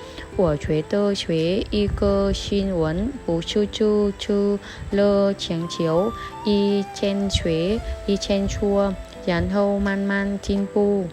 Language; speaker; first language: Chinese; non-native, learner; Vietnamese